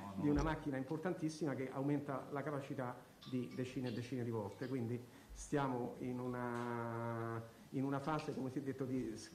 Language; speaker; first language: Italian; native; Italian